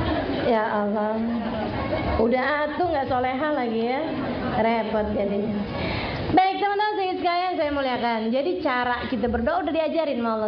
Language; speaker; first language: Indonesian; native; Indonesian